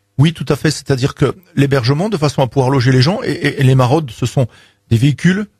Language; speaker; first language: French; native; French